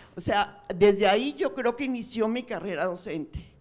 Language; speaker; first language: Spanish; native; Spanish